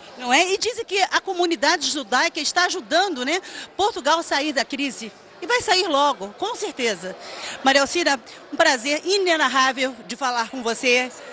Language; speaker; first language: Portuguese; native; Portuguese